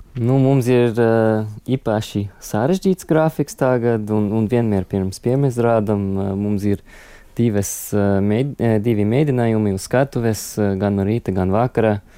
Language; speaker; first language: Latvian; non-native, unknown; English